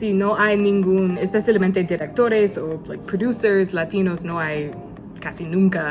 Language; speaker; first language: Spanish; non-native, learner; English